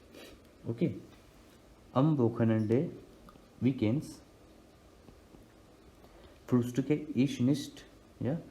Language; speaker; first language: German; non-native, learner; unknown